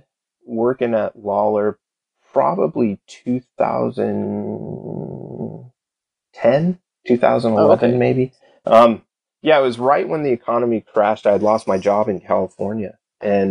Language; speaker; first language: English; native; English